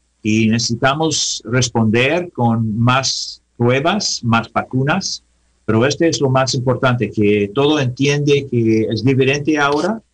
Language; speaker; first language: Spanish; non-native, learner; English